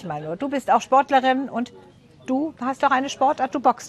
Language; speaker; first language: German; native; German